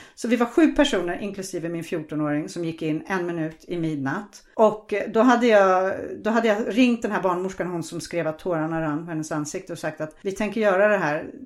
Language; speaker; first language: Swedish; non-native, fluent; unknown